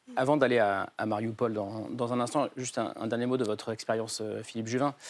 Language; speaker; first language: French; native; French